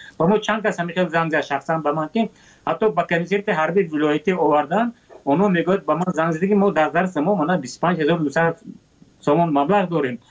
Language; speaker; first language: Tajik; native; Tajik